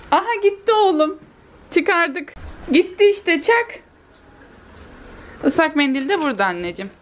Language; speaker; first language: Turkish; native; Turkish